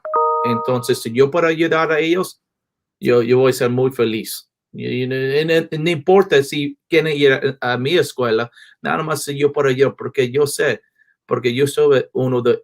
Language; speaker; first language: Spanish; non-native, learner; English